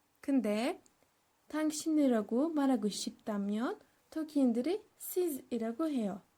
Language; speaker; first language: Korean; non-native, learner; Turkish